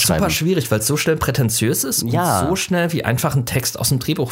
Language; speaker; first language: German; native; German